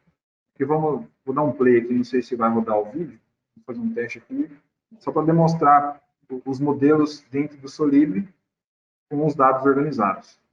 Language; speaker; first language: Portuguese; native; Portuguese